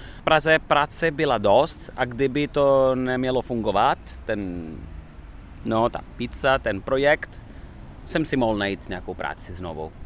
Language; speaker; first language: Czech; non-native, fluent; Italian